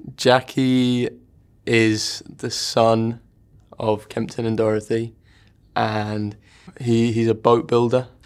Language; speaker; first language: English; native; English